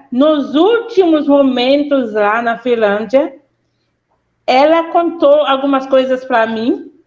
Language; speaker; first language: Portuguese; non-native, fluent; Haitian Creole